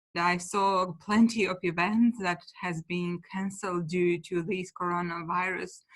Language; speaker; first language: English; non-native, fluent; Georgian